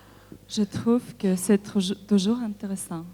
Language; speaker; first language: French; non-native, learner; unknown